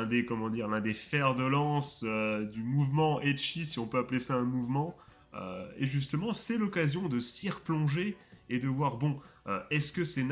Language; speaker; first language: French; native; French